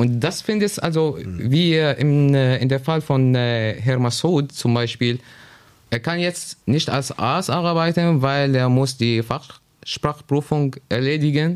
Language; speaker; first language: German; non-native, learner; Arabic